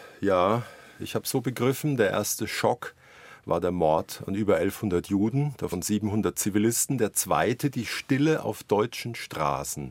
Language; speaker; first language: German; native; German